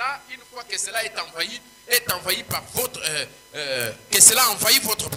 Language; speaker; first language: French; non-native, local second language; Swahili